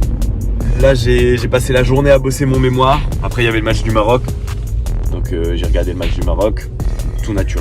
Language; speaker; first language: French; native; French